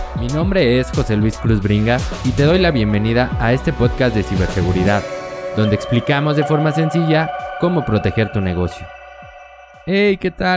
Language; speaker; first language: Spanish; native; Spanish